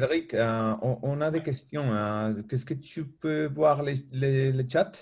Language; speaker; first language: French; non-native, learner; Spanish